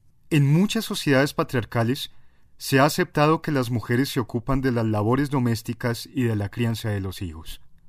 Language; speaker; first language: Spanish; native; Spanish